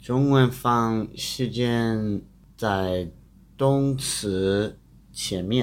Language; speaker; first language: Chinese; non-native, fluent; English